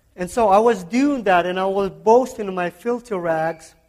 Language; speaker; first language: English; non-native, fluent; Kazakh